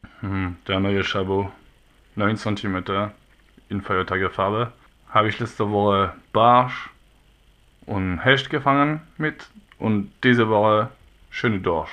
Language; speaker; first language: German; non-native, learner; French